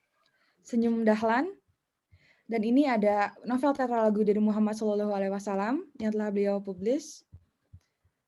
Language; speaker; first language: Indonesian; native; Indonesian